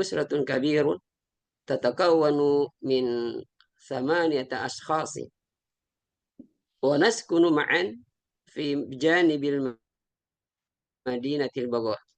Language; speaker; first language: Arabic; non-native, learner; Indonesian